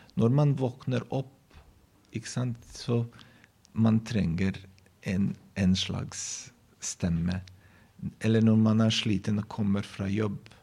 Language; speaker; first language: Norwegian; non-native, fluent; Bosnian